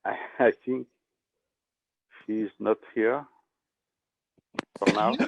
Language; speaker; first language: English; non-native, learner; French